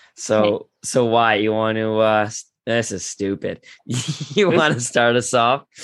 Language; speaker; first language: English; native; English